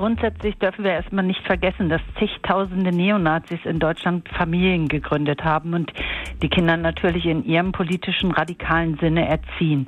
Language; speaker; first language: German; native; German